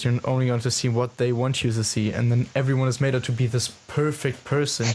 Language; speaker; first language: English; non-native, fluent; German